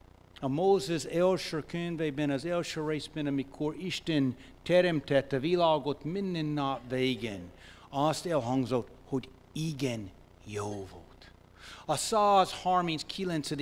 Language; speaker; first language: Hungarian; non-native, fluent; English